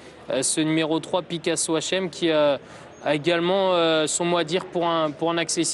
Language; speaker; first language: French; native; French